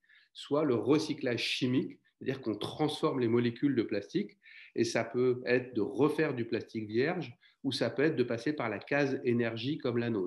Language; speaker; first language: French; native; French